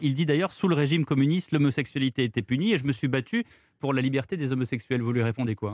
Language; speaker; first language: French; native; French